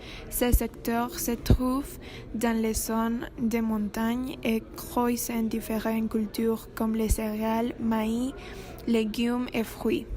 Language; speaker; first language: French; non-native, learner; Spanish